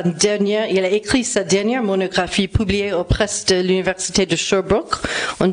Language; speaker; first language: French; non-native, fluent; English